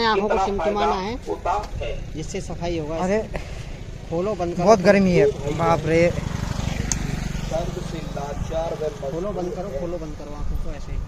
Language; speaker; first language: Hindi; non-native, local second language; Nepali